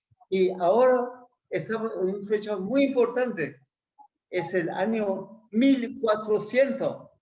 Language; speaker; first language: Spanish; non-native, learner; Persian